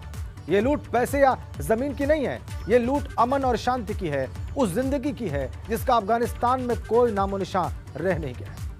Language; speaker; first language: Hindi; native; Hindi